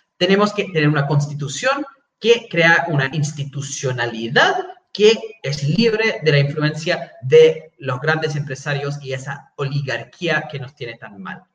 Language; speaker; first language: Spanish; non-native, fluent; English